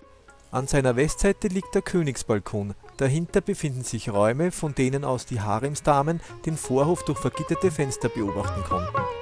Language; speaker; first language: German; native; German